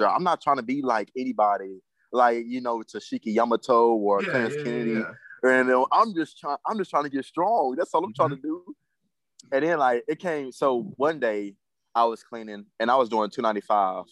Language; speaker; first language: English; native; English